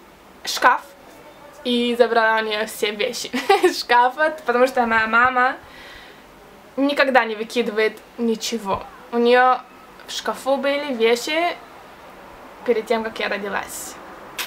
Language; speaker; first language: Russian; early bilingual, heritage; Russian